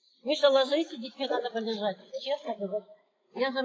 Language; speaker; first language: Russian; native; Russian